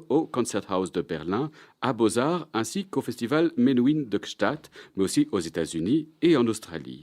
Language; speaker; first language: French; native; French